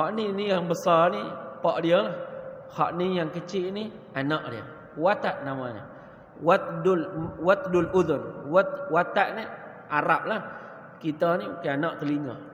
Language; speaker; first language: Malay; native; Malay